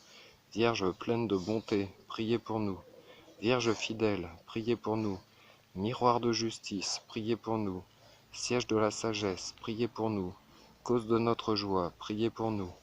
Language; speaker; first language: French; native; French